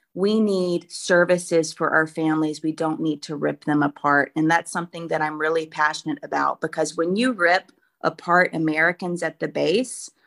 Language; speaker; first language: English; native; English